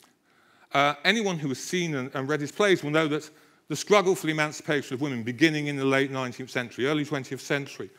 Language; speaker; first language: English; native; English